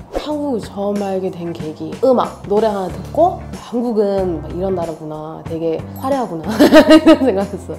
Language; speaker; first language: Korean; non-native, fluent; Hindi